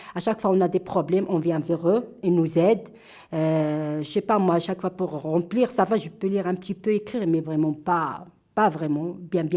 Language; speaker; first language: French; non-native, local second language; Arabic